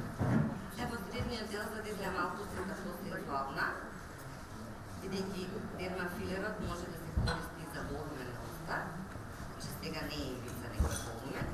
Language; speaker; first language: Macedonian; native; Macedonian